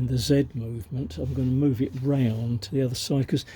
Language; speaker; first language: English; native; English